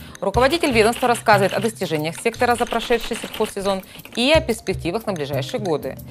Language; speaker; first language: Russian; native; Russian